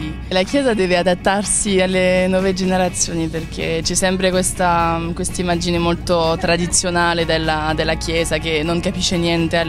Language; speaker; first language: Italian; non-native, fluent; French